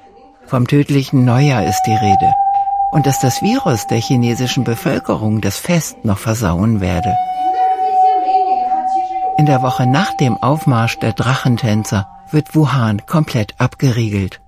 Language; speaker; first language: German; native; German